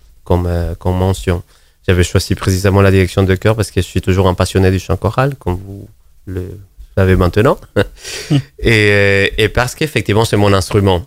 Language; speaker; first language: French; non-native, fluent; Spanish